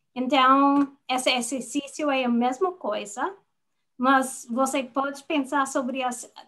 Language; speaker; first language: Portuguese; non-native, learner; English